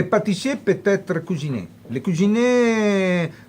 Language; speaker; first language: French; non-native, fluent; Italian